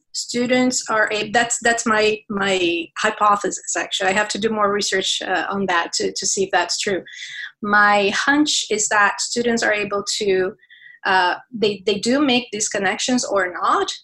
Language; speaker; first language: English; non-native, fluent; Portuguese